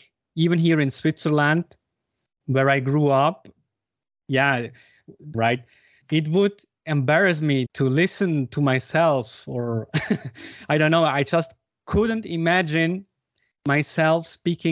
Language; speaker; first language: English; non-native, fluent; Swiss German